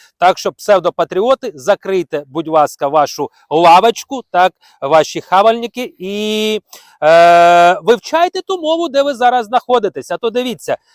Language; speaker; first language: Ukrainian; non-native, local second language; Russian